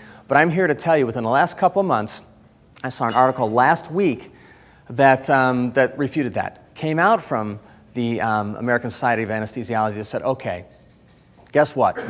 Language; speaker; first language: English; native; English